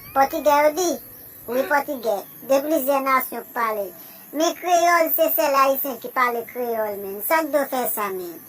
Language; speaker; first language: Haitian Creole; native; Haitian Creole